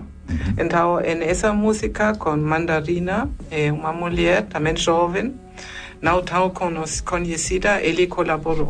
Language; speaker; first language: Portuguese; non-native, fluent; German